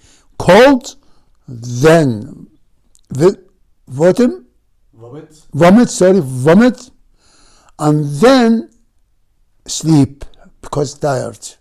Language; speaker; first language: English; non-native, fluent; Arabic